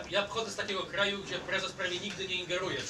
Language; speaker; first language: Polish; native; Polish